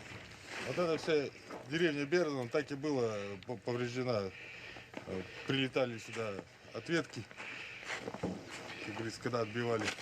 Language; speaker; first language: Russian; native; Russian